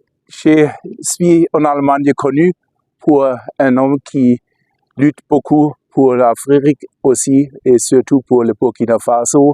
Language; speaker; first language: French; non-native, fluent; German